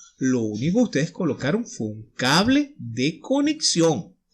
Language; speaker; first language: Spanish; native; Spanish